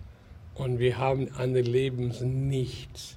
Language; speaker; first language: German; non-native, learner; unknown